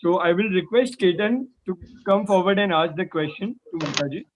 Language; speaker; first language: English; non-native, local second language; Hindi